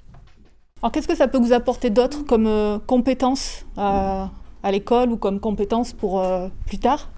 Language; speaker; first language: French; native; French